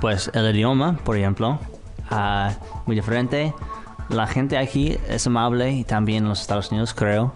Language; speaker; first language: Spanish; non-native, fluent; English